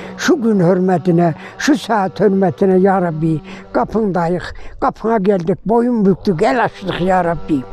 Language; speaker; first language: Turkish; native; Turkish